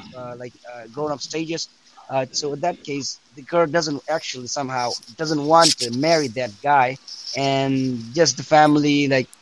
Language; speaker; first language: English; non-native, fluent; Persian